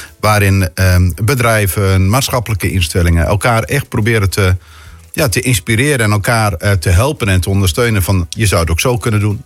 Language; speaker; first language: Dutch; native; Dutch